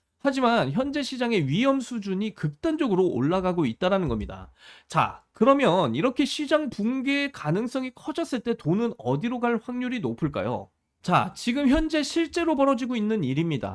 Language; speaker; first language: Korean; native; Korean